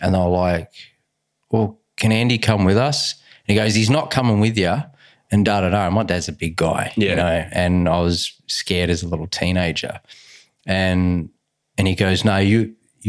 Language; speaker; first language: English; native; English